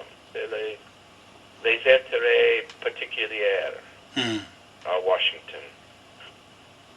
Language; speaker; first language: French; non-native, learner; English